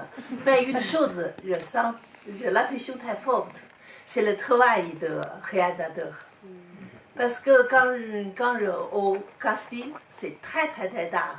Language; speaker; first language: French; non-native, learner; Chinese